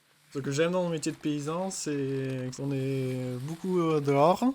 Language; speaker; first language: French; early bilingual, other home language; Dutch